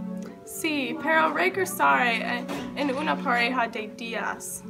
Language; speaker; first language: Spanish; non-native, learner; English